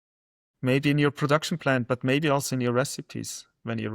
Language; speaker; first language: English; non-native, fluent; German